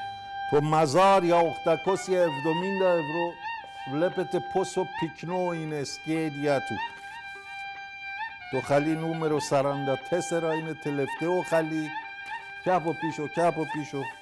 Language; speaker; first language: Greek; non-native, fluent; Persian